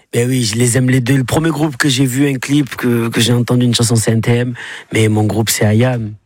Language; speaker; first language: French; native; French